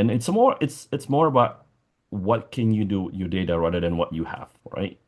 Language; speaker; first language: English; non-native, fluent; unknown